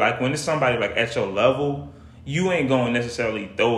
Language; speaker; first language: English; native; English